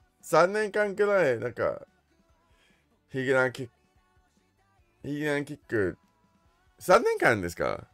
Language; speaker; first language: Japanese; non-native, learner; English